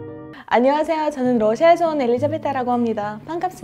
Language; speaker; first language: Korean; non-native, fluent; Russian